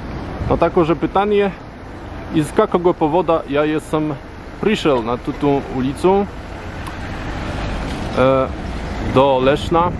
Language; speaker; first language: Polish; non-native, learner; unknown